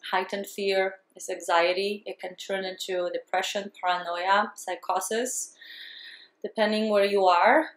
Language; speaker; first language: English; non-native, fluent; Polish